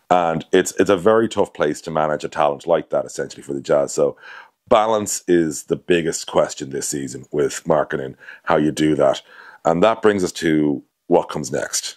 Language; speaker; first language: English; native; English